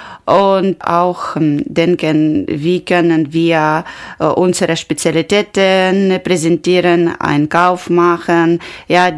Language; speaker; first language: German; non-native, learner; Ukrainian